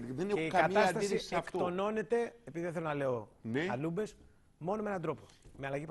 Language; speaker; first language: Greek; native; Greek